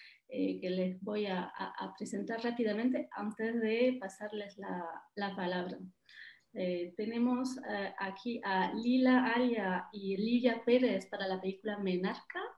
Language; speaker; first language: Spanish; non-native, fluent; French